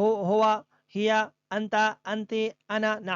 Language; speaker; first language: Arabic; non-native, fluent; Persian